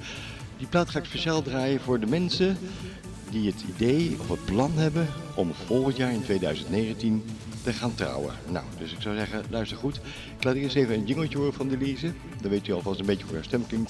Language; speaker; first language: Dutch; native; Dutch